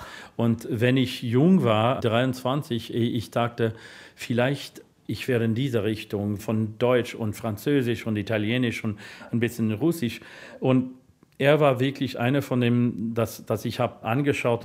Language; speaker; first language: German; non-native, fluent; English